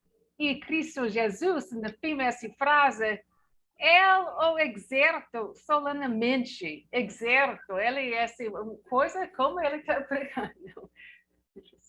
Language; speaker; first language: Portuguese; non-native, learner; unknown